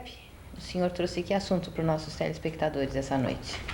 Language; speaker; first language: Portuguese; native; Portuguese